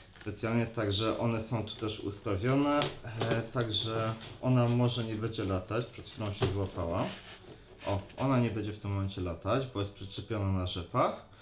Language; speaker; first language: Polish; native; Polish